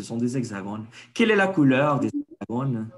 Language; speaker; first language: French; non-native, fluent; Spanish